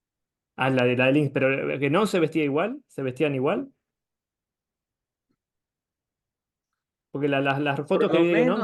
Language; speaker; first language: Spanish; native; Spanish